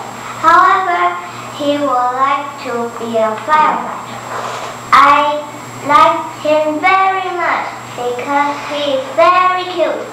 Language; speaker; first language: English; non-native, learner; Chinese